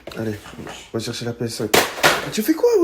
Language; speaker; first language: French; native; French